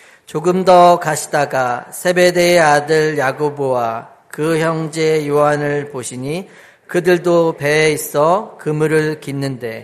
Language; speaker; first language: Korean; native; Korean